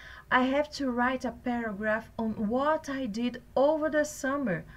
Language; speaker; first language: English; non-native, fluent; Portuguese